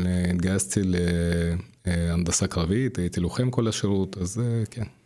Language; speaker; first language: Hebrew; non-native, fluent; Russian